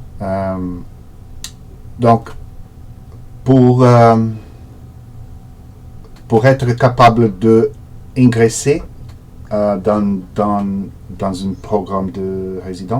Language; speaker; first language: French; non-native, learner; Portuguese